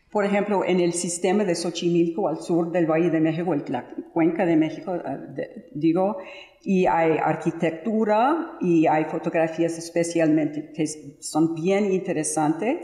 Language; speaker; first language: Spanish; non-native, fluent; English